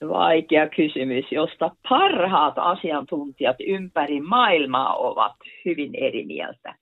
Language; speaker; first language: Finnish; non-native, fluent; Norwegian